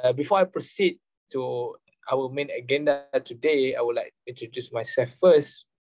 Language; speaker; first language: English; non-native, local second language; Malay